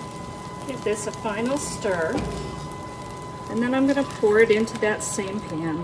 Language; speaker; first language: English; native; English